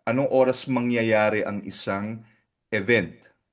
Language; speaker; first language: Filipino; native; Filipino